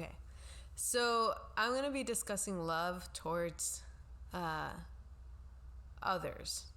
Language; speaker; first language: English; non-native, local second language; Spanish